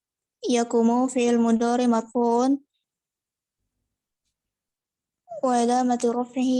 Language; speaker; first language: Arabic; non-native, learner; Indonesian